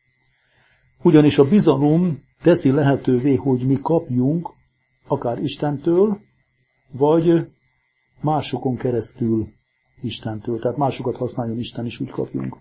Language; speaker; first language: Hungarian; native; Hungarian